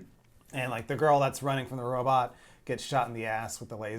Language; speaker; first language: English; native; English